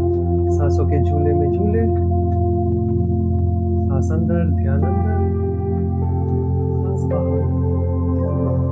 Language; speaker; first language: Hindi; native; Hindi